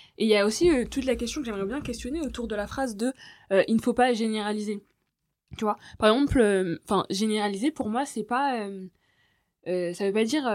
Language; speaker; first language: French; early bilingual, other home language; Lingala